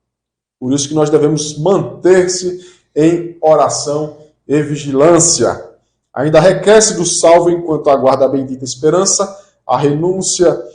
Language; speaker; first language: Portuguese; native; Portuguese